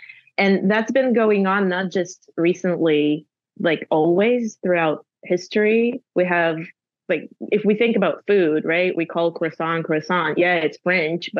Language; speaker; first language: English; non-native, fluent; Russian